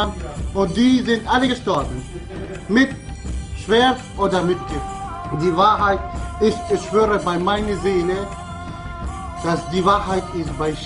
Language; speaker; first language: German; early bilingual, other home language; Albanian